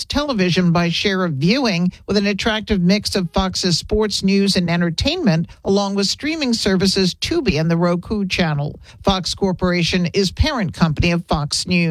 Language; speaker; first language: English; native; English